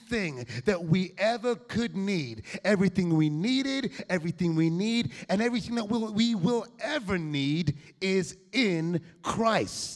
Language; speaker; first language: English; native; English